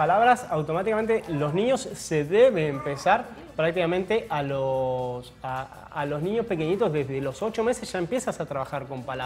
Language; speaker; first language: Spanish; native; Spanish